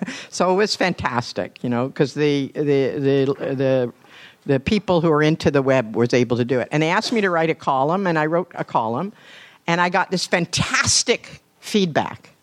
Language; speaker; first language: English; native; English